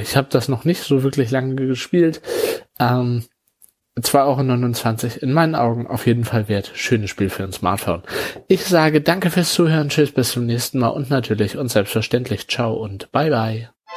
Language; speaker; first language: German; native; German